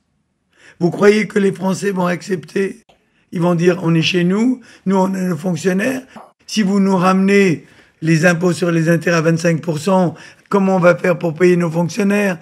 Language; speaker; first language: French; native; French